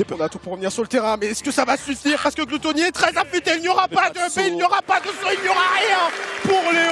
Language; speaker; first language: French; native; French